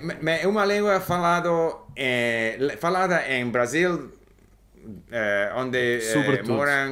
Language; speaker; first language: Portuguese; non-native, learner; English